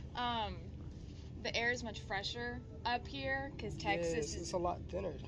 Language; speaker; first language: English; native; English